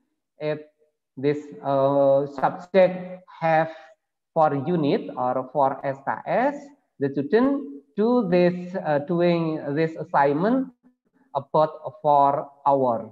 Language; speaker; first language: English; non-native, learner; Indonesian